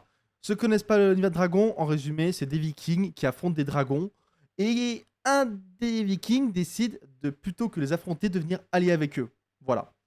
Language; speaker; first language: French; native; French